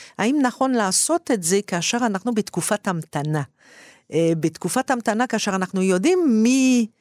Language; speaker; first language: Hebrew; non-native, fluent; French